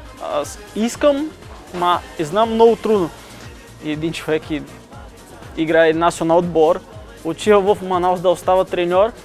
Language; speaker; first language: Bulgarian; non-native, learner; Portuguese